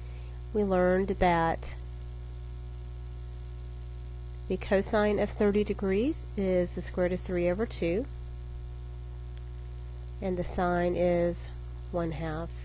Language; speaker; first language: English; native; English